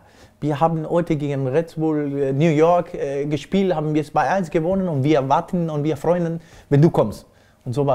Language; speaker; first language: German; non-native, fluent; Spanish